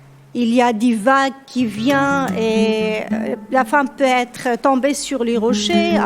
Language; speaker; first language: French; non-native, local second language; Berber languages